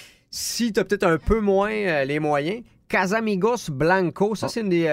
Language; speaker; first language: French; native; French